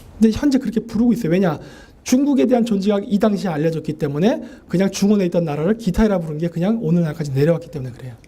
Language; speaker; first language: Korean; native; Korean